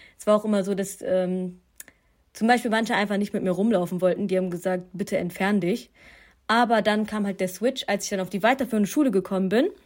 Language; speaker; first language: German; early bilingual, other home language; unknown